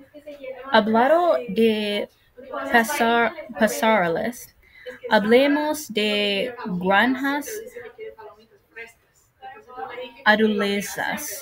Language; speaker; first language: Spanish; non-native, learner; English